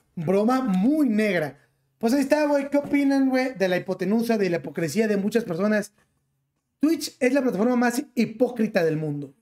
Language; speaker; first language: Spanish; native; Spanish